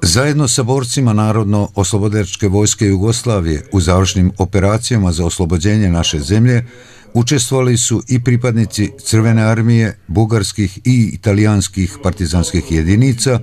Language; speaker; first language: Serbian; native; Serbian